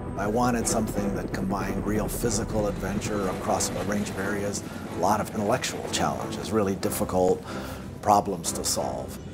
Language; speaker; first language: English; native; English